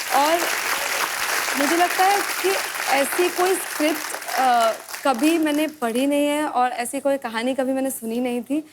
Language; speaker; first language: Hindi; non-native, local second language; Assamese